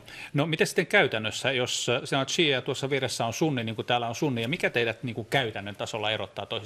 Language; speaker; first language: Finnish; native; Finnish